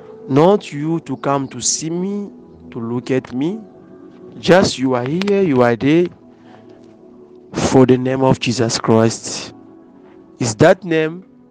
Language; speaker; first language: English; non-native, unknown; Lingala